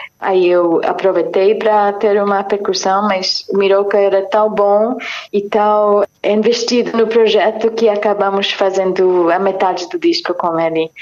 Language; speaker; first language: Portuguese; non-native, fluent; English